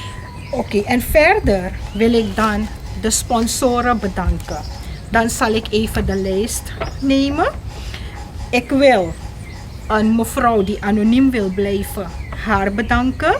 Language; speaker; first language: Dutch; non-native, local second language; Caribbean Hindustani